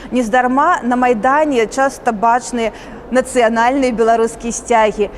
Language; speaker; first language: Belarusian; native; Belarusian